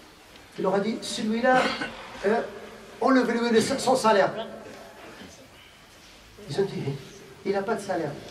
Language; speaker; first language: French; non-native, fluent; Arabic